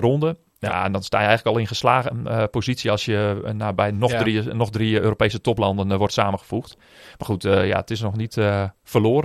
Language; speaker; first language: Dutch; native; Dutch